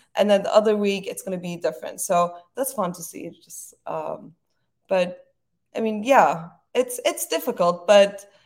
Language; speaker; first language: English; non-native, fluent; Turkish